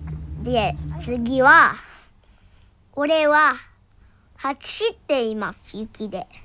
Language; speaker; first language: Japanese; non-native, learner; Indonesian